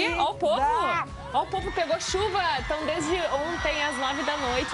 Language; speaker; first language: Portuguese; native; Portuguese